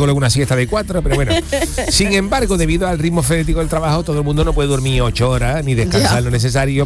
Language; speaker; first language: Spanish; native; Spanish